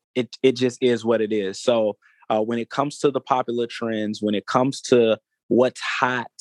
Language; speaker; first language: English; native; English